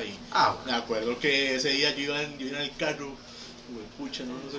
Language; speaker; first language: Spanish; native; Spanish